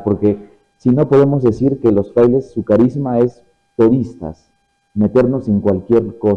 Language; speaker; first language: Spanish; native; Spanish